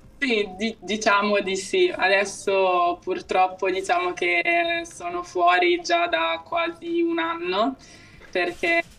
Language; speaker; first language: Italian; early bilingual, other home language; German